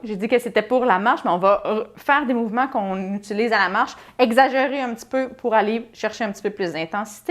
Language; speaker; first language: French; native; French